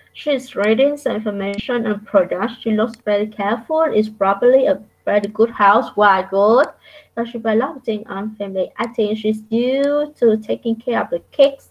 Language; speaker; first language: English; non-native, fluent; Vietnamese